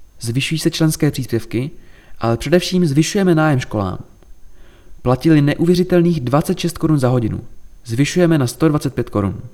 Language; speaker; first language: Czech; native; Czech